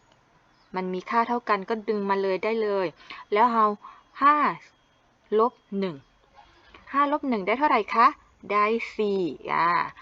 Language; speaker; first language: Thai; non-native, local second language; Malay